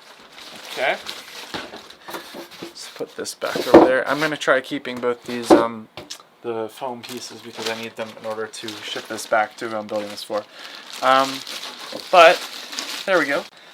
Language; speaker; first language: English; native; English